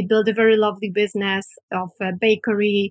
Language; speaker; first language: English; non-native, fluent; Polish